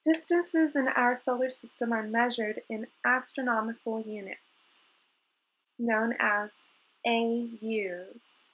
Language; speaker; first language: English; native; English